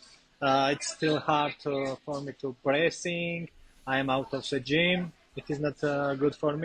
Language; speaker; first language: English; non-native, learner; Georgian